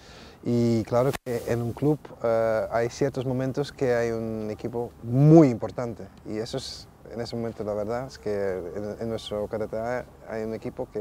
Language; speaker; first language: Spanish; non-native, fluent; Dutch